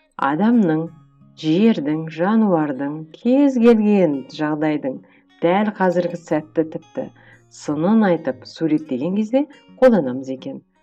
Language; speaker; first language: Kazakh; native; Kazakh